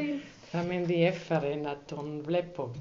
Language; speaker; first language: Greek; non-native, learner; German